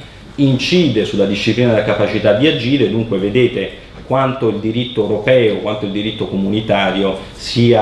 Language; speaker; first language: Italian; native; Italian